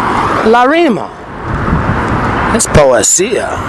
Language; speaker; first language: Spanish; non-native, learner; English